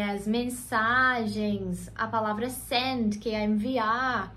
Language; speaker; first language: Portuguese; non-native, fluent; English